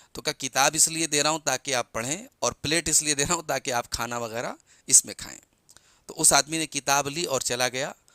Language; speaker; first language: Urdu; native; Urdu